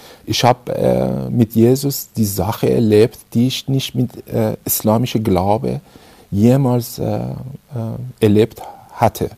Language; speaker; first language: German; non-native, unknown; Persian